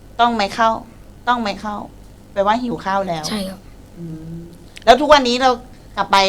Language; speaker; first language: Thai; native; Thai